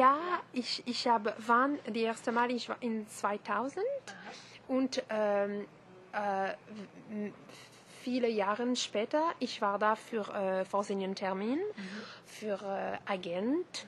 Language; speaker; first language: German; non-native, learner; French